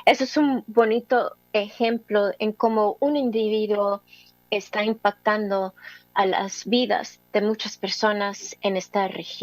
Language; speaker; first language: Spanish; early bilingual, heritage; English